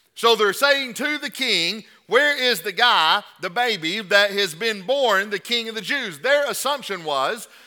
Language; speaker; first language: English; native; English